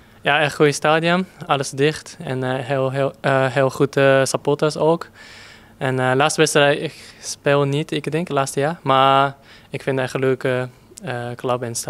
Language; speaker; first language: Dutch; early bilingual, heritage; Japanese